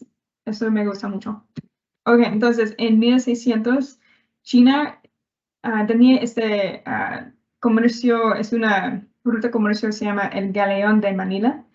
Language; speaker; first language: Spanish; non-native, learner; English